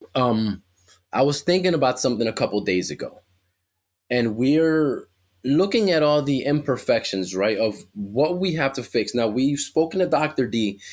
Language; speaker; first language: English; early bilingual, other home language; Spanish